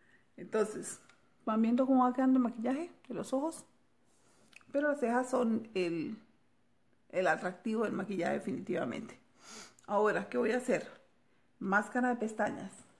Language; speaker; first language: Spanish; native; Spanish